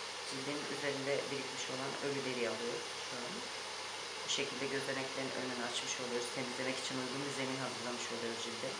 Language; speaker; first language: Turkish; native; Turkish